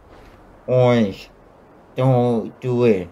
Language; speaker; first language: English; native; English